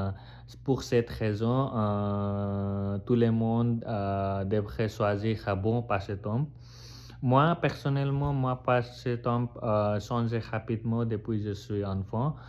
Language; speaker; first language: French; non-native, learner; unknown